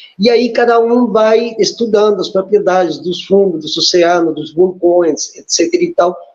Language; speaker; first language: Portuguese; non-native, fluent; Spanish